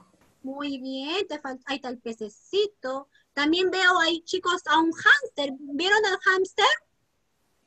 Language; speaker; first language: Spanish; native; Spanish